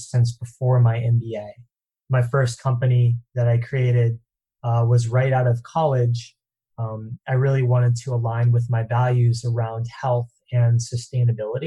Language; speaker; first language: English; native; English